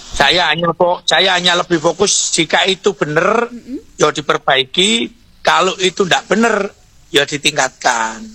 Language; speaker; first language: Indonesian; non-native, local second language; Javanese